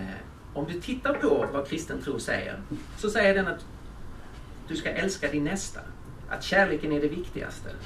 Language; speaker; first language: Swedish; native; Swedish